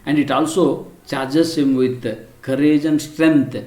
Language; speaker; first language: English; non-native, local second language; Kannada